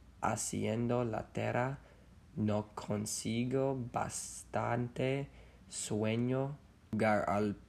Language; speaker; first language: Spanish; non-native, learner; English